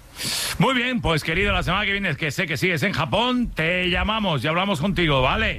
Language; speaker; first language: Spanish; native; Spanish